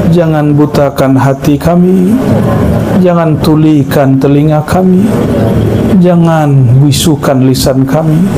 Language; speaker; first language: Indonesian; non-native, local second language; Minangkabau